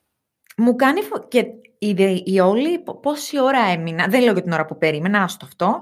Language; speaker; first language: Greek; native; Greek